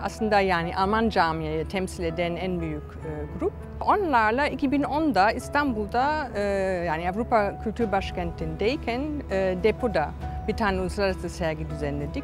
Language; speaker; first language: Turkish; non-native, fluent; German